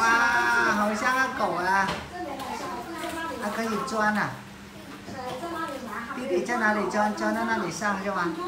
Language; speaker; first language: Chinese; non-native, local second language; Cantonese